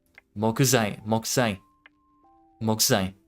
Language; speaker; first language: Japanese; non-native, learner; English